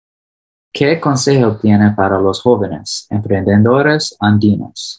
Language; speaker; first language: Spanish; early bilingual, heritage; English